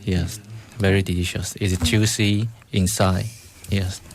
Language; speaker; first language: English; non-native, fluent; Chinese